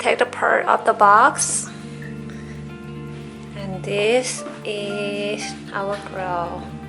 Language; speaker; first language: English; non-native, learner; Thai